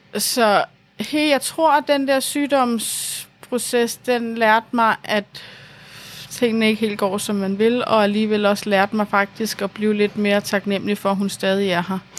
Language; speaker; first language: Danish; native; Danish